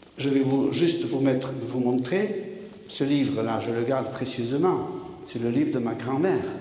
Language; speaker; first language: French; non-native, local second language; Basque